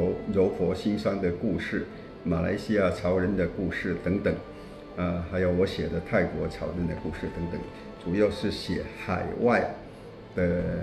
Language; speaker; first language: Chinese; non-native, local second language; Min Nan Chinese